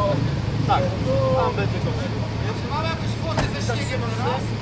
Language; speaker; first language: Polish; native; Polish